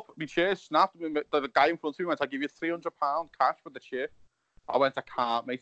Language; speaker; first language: English; native; English